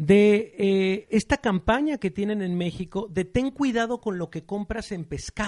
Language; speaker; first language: Spanish; native; Spanish